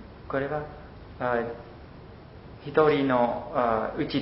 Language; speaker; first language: Japanese; non-native, learner; Khmer